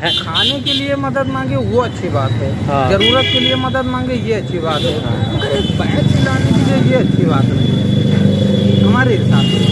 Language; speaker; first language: Hindi; native; Hindi